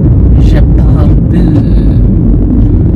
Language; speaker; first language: French; non-native, learner; English